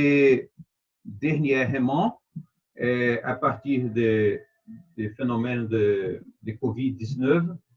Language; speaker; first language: French; non-native, fluent; Portuguese